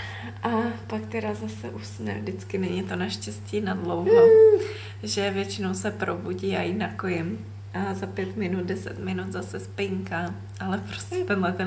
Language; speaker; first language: Czech; native; Czech